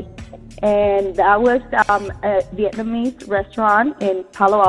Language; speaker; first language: English; early bilingual, other home language; Spanish